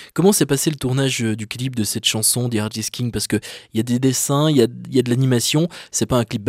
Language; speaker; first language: French; native; French